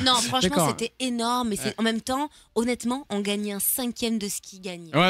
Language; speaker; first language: French; native; French